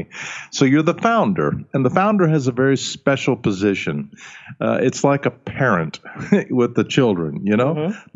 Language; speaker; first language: English; early bilingual, other home language; German